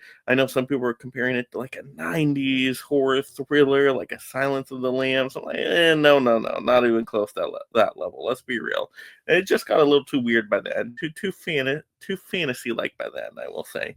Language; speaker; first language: English; native; English